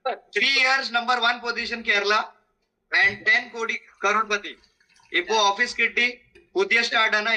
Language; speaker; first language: Malayalam; non-native, fluent; Hindi